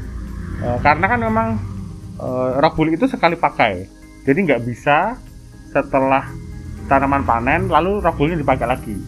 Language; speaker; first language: Indonesian; native; Indonesian